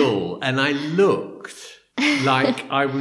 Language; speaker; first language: English; native; English